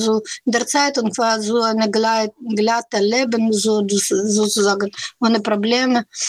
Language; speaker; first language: German; non-native, learner; Russian